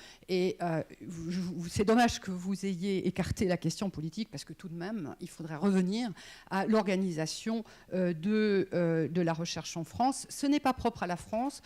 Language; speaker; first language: French; native; French